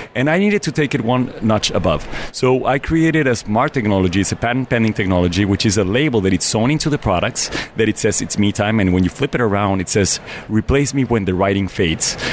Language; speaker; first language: English; non-native, fluent; Spanish